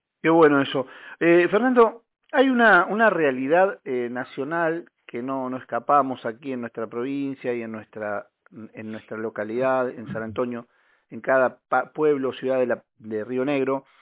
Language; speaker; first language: Spanish; native; Spanish